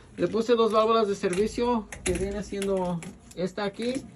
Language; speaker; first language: Spanish; early bilingual, other home language; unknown